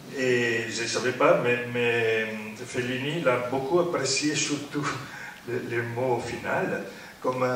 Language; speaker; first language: French; non-native, fluent; Italian